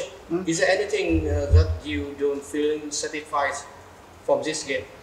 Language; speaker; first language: English; non-native, fluent; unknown